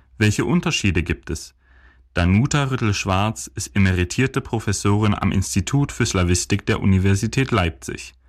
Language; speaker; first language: German; native; German